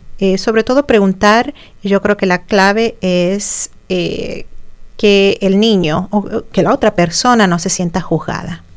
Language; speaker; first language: Spanish; native; Spanish